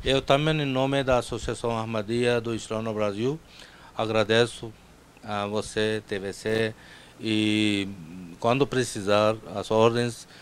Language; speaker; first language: Portuguese; non-native, fluent; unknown